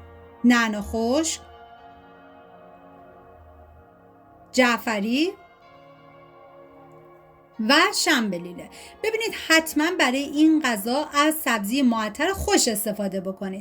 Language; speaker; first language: Persian; native; Persian